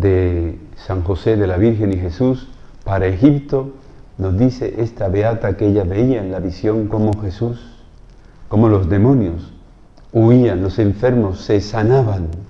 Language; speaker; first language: Spanish; native; Spanish